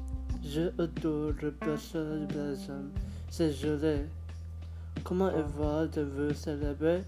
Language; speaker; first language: French; non-native, learner; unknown